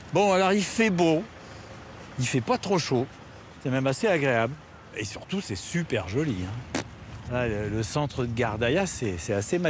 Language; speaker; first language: French; native; French